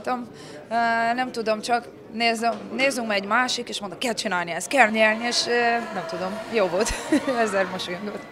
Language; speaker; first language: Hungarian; non-native, learner; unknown